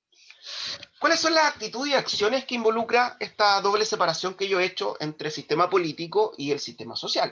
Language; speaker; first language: Spanish; native; Spanish